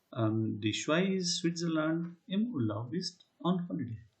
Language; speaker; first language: German; non-native, learner; Hindi